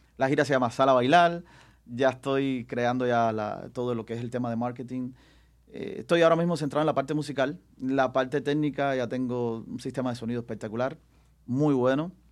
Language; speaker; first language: Spanish; native; Spanish